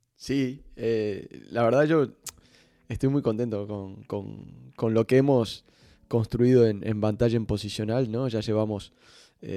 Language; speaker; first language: Spanish; native; Spanish